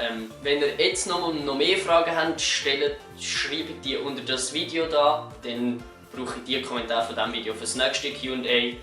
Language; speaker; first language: German; native; German